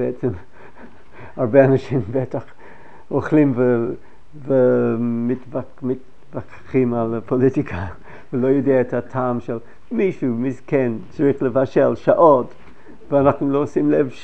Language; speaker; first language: Hebrew; non-native, fluent; English